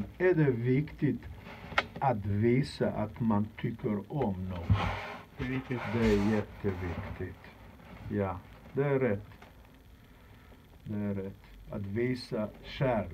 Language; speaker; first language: Swedish; non-native, fluent; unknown